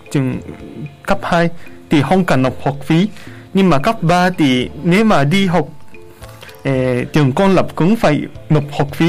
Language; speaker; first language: Vietnamese; non-native, fluent; Japanese